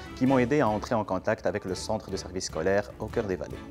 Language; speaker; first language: French; non-native, local second language; Arabic